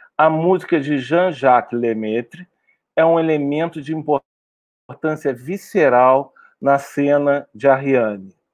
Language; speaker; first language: Portuguese; native; Portuguese